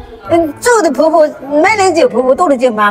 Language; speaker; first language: Chinese; native; Chinese